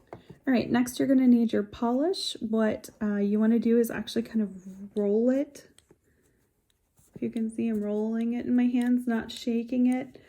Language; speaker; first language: English; native; English